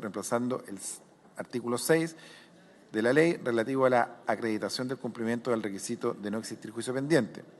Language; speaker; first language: Spanish; native; Spanish